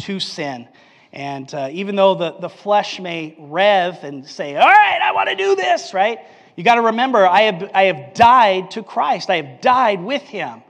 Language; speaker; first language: English; native; English